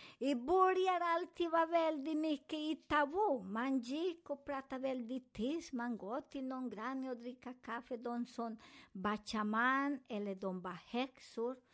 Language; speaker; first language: Swedish; non-native, learner; Spanish